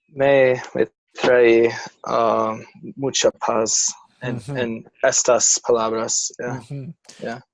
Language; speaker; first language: Spanish; non-native, learner; English